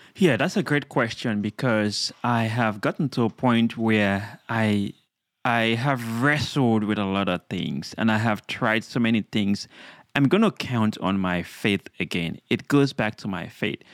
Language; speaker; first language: English; non-native, local second language; Krio